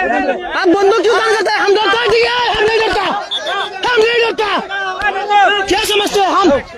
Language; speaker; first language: Hindi; non-native, learner; Bangla